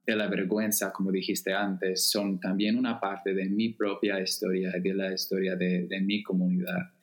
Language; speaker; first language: Spanish; non-native, fluent; English